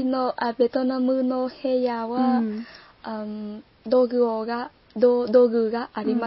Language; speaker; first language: Japanese; non-native, learner; Vietnamese